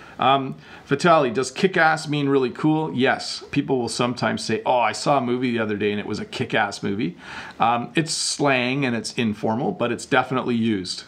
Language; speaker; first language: English; native; English